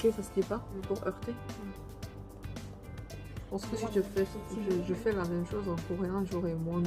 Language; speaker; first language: French; non-native, fluent; Korean